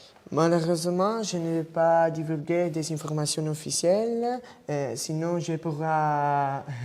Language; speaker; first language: French; non-native, learner; Italian